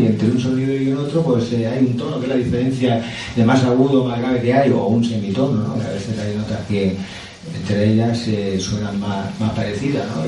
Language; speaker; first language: Spanish; native; Spanish